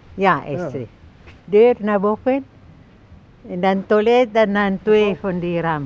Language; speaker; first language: Dutch; non-native, learner; Malay